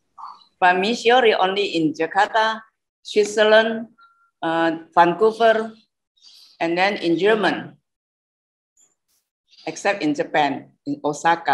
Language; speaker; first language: English; non-native, fluent; Indonesian